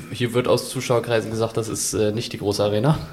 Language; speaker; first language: German; native; German